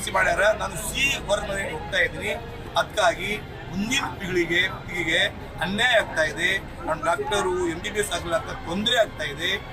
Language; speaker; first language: Kannada; non-native, local second language; Lambadi